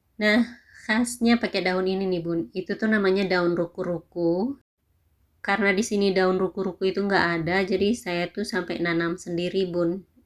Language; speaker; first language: Indonesian; non-native, local second language; Minangkabau